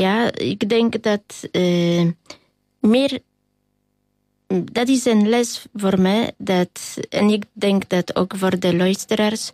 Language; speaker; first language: Dutch; non-native, learner; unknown